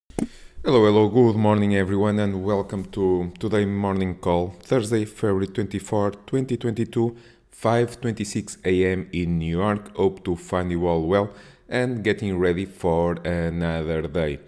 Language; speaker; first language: English; non-native, fluent; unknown